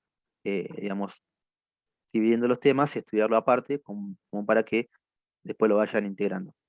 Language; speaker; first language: Spanish; native; Spanish